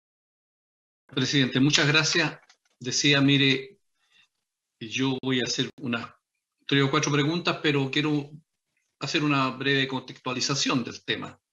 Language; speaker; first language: Spanish; native; Spanish